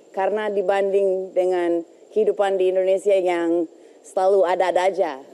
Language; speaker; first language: Indonesian; non-native, fluent; English